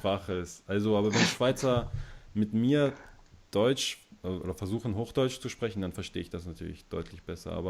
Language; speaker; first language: German; early bilingual, other home language; Russian